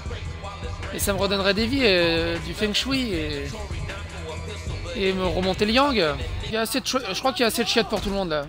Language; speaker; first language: French; native; French